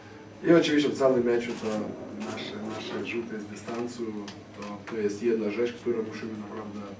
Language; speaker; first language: Polish; non-native, fluent; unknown